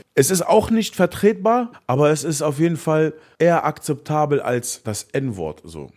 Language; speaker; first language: German; early bilingual, other home language; Arabic